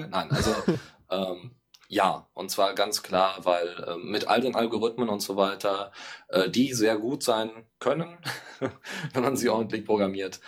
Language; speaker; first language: German; native; German